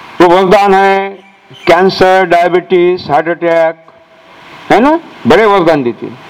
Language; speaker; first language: Hindi; non-native, local second language; Marathi